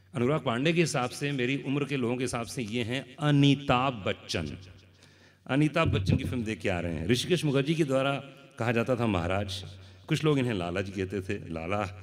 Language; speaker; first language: Hindi; native; Hindi